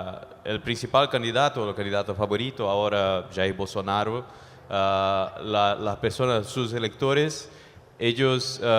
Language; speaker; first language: Spanish; non-native, fluent; Portuguese